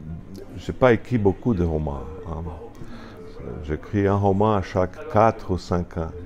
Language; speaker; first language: French; non-native, fluent; Portuguese